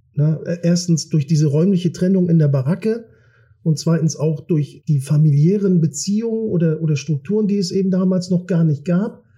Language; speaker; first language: German; early bilingual, other home language; Turkish